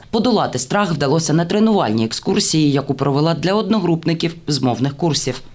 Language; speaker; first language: Ukrainian; native; Ukrainian